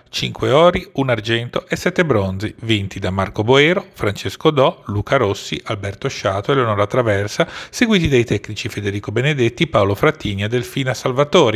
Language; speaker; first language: Italian; native; Italian